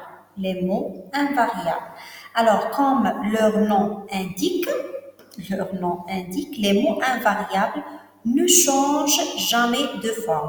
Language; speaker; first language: French; non-native, local second language; Arabic